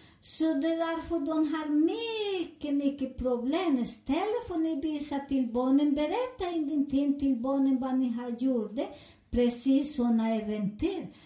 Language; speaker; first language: Swedish; non-native, fluent; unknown